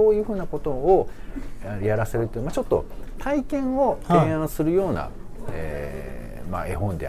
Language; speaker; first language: Japanese; native; Japanese